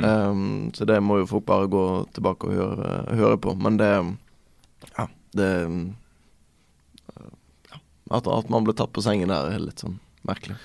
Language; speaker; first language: Norwegian; native; Norwegian